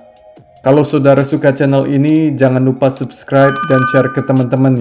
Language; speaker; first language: Indonesian; native; Indonesian